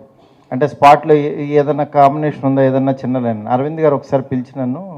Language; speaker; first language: Telugu; native; Telugu